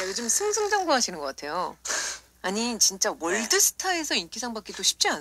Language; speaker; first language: Korean; native; Korean